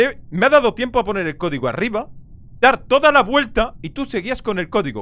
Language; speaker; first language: Spanish; native; Spanish